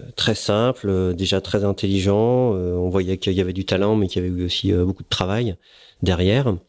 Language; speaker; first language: French; native; French